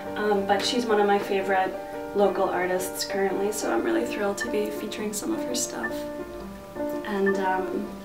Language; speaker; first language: English; native; English